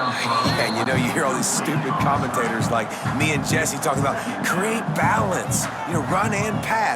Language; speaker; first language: English; native; English